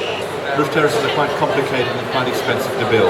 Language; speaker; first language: English; native; English